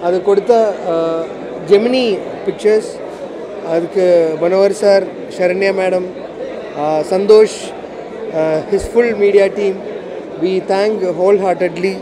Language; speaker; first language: Tamil; non-native, learner; Malayalam